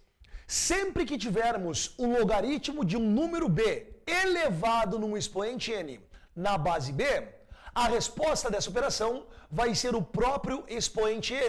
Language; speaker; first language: Portuguese; native; Portuguese